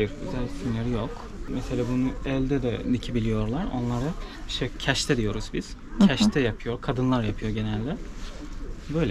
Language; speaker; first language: Turkish; non-native, fluent; Uzbek